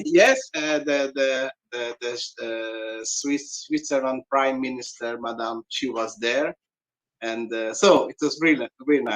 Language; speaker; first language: English; non-native, learner; Hungarian